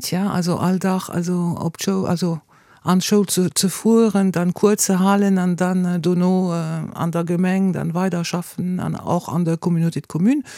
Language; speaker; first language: Luxembourgish; non-native, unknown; French